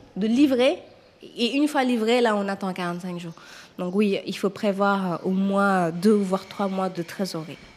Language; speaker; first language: French; non-native, local second language; Wolof